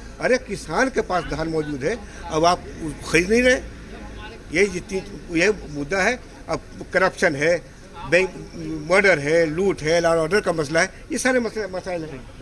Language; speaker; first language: Hindi; native; Hindi